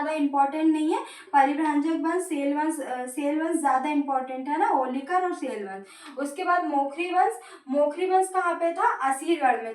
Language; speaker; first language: Hindi; native; Hindi